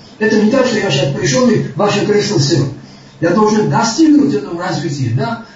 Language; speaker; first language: Russian; non-native, local second language; Georgian